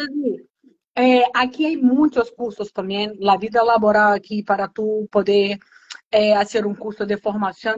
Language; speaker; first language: Spanish; non-native, learner; Portuguese